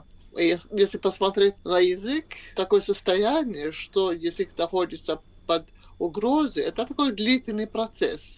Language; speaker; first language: Russian; non-native, fluent; Swedish